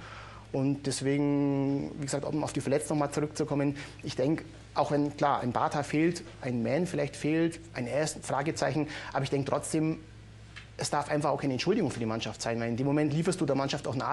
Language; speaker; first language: German; native; German